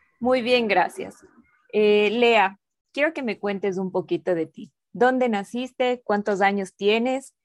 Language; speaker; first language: Spanish; native; Spanish